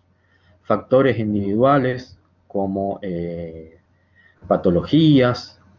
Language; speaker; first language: Spanish; native; Spanish